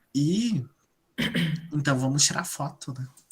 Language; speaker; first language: Portuguese; native; Portuguese